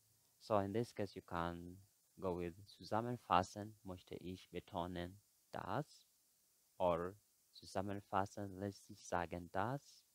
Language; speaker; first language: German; non-native, fluent; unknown